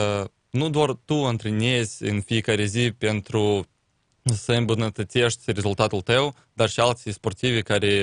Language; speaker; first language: Romanian; non-native, local second language; Russian